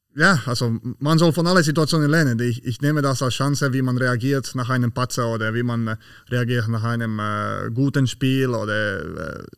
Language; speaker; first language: German; non-native, fluent; Slovak